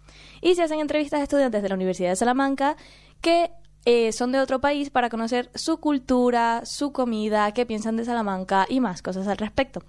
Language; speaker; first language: Spanish; native; Spanish